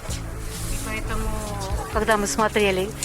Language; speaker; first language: Russian; native; Russian